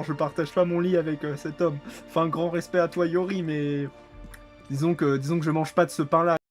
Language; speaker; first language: French; native; French